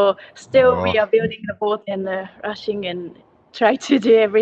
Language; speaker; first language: English; non-native, learner; Japanese